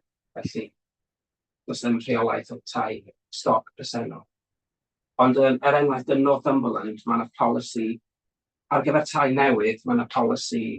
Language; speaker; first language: Welsh; native; Welsh